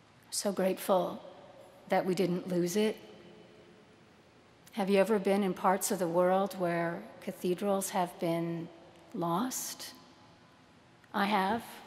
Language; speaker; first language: English; native; English